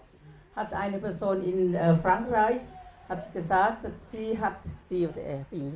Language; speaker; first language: German; non-native, learner; Thai